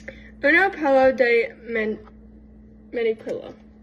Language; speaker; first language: Spanish; non-native, learner; English